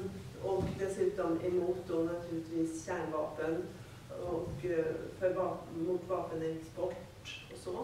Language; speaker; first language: Swedish; native; Swedish